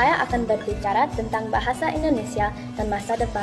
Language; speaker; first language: Indonesian; non-native, learner; Japanese